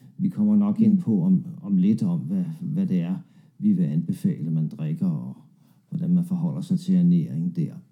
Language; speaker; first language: Danish; native; Danish